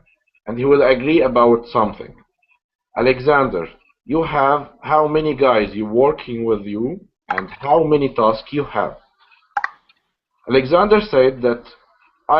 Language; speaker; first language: English; non-native, learner; Arabic